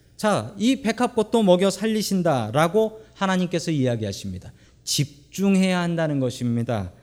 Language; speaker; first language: Korean; native; Korean